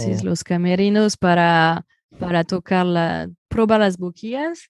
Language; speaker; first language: Spanish; non-native, fluent; French